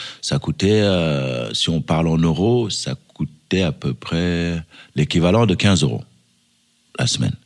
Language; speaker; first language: French; early bilingual, other home language; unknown